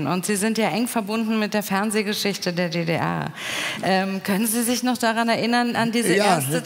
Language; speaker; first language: German; native; German